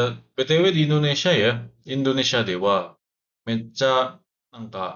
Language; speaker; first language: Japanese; non-native, learner; Indonesian